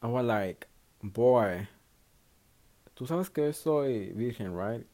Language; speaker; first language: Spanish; early bilingual, heritage; Spanish